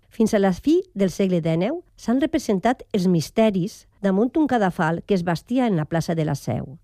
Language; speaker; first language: Catalan; native; Catalan